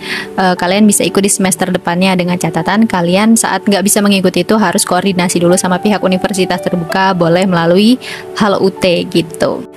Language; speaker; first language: Indonesian; native; Indonesian